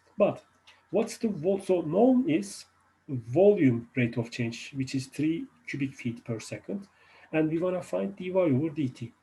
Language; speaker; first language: English; non-native, fluent; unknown